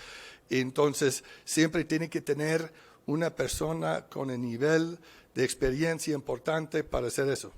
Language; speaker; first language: Spanish; non-native, fluent; English